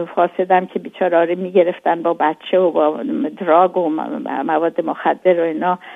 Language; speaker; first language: Persian; native; Persian